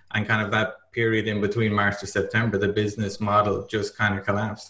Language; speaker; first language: English; native; English